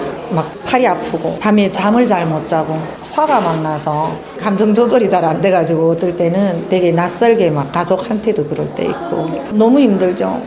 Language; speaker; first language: Korean; native; Korean